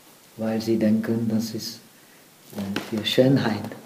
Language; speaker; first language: German; non-native, fluent; Czech